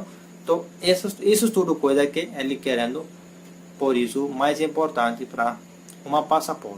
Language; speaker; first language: Portuguese; non-native, learner; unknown